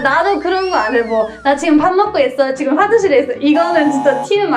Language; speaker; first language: Korean; non-native, fluent; German